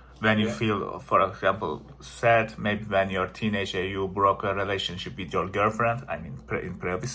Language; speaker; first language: English; non-native, learner; Turkish